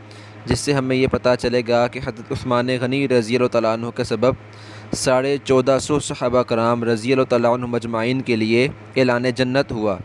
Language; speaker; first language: Urdu; native; Urdu